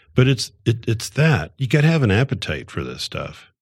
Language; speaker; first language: English; native; English